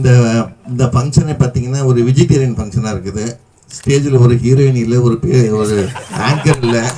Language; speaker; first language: Tamil; native; Tamil